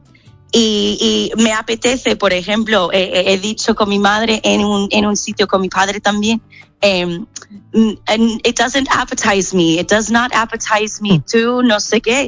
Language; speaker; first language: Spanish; non-native, fluent; English